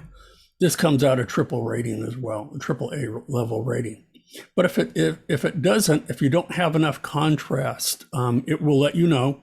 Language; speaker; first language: English; native; English